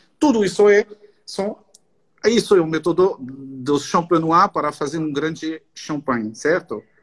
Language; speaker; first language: Portuguese; non-native, fluent; French